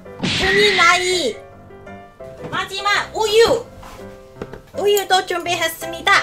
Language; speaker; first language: Korean; non-native, learner; Cantonese